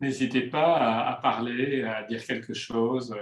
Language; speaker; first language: French; native; French